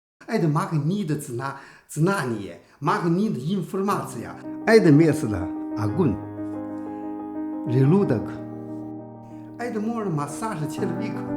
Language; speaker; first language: Russian; non-native, learner; Chinese